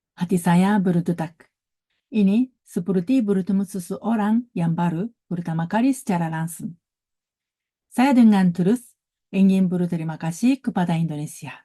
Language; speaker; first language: Indonesian; non-native, learner; Japanese